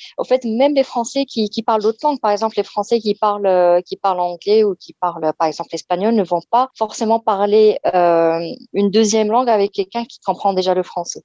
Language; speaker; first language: French; non-native, local second language; Arabic